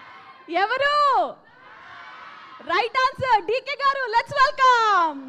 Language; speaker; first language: Telugu; native; Telugu